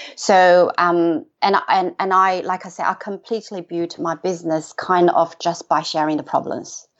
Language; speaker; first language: English; non-native, fluent; Chinese